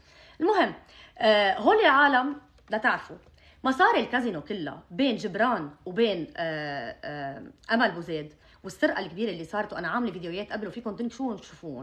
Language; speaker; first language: Arabic; native; Arabic